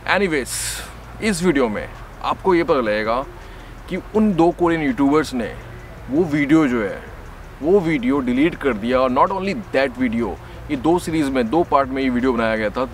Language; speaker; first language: Hindi; native; Hindi